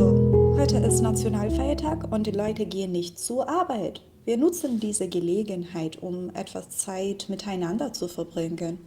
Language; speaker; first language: German; non-native, fluent; Persian